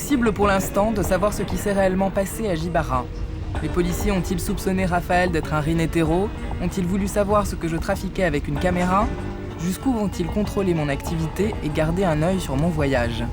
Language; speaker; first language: French; native; French